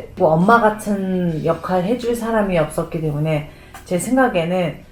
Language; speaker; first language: Korean; non-native, fluent; Mongolian